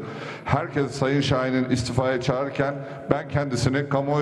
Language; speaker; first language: Turkish; native; Turkish